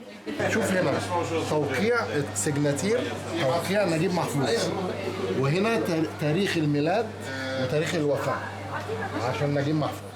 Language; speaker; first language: Arabic; native; Arabic